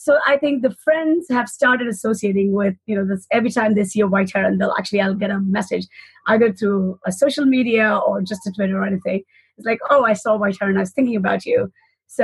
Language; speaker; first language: English; non-native, local second language; Hindi